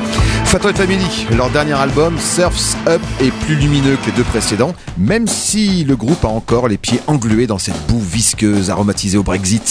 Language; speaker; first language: French; native; French